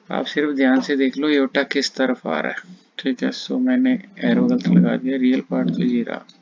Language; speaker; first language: Hindi; non-native, local second language; Punjabi